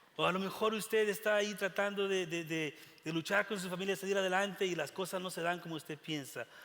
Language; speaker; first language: Spanish; native; Spanish